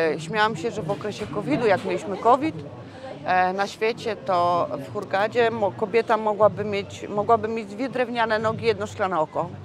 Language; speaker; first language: Polish; native; Polish